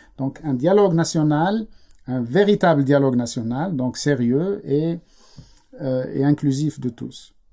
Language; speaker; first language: French; non-native, local second language; Arabic